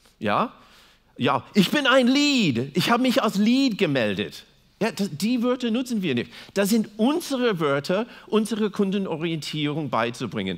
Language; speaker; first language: German; non-native, fluent; English